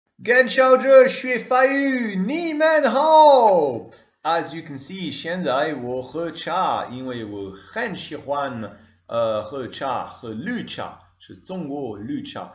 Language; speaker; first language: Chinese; non-native, learner; French